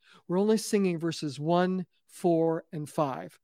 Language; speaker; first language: English; native; English